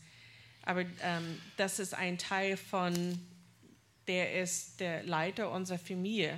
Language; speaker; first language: German; non-native, fluent; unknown